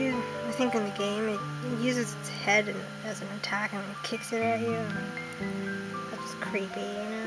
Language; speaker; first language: English; native; English